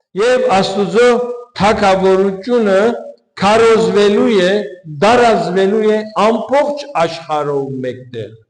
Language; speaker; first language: Armenian; early bilingual, heritage; Armenian